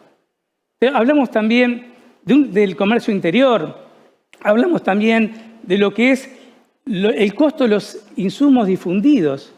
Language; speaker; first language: Spanish; native; Spanish